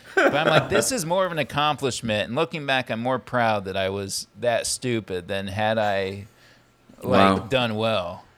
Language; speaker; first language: English; native; English